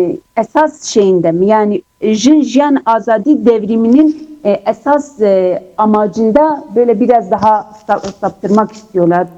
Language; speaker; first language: Turkish; non-native, fluent; Kurdish